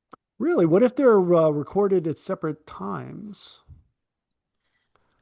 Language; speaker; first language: English; native; English